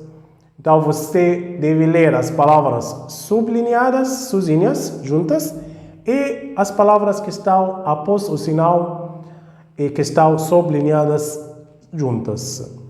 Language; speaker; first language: Portuguese; non-native, fluent; Arabic